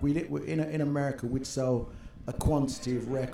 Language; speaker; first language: English; native; English